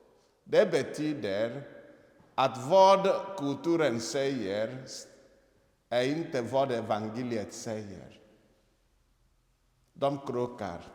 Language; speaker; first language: Swedish; non-native, fluent; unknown